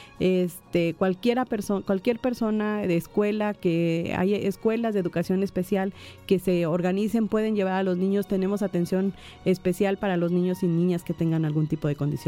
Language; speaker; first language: Spanish; native; Spanish